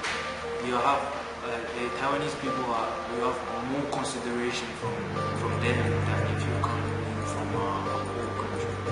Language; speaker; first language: English; non-native, local second language; French